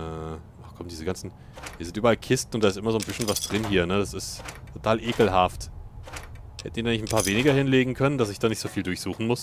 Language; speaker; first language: German; native; German